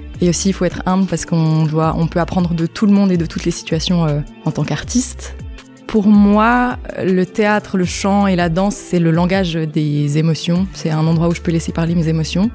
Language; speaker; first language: French; native; French